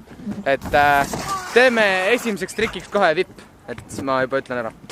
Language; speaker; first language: Estonian; native; Estonian